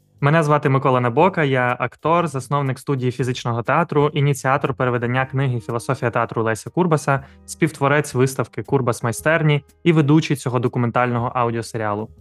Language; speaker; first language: Ukrainian; native; Ukrainian